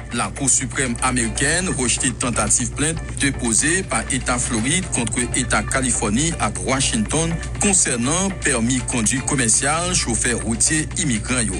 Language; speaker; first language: French; non-native, local second language; Haitian Creole